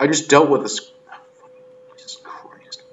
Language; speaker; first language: English; native; English